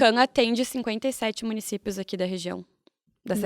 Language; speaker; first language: Portuguese; native; Portuguese